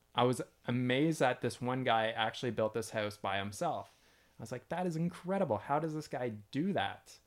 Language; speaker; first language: English; native; English